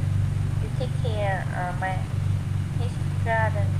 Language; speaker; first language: English; non-native, learner; Vietnamese